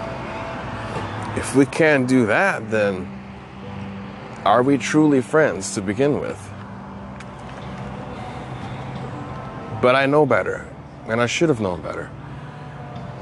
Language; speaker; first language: English; native; English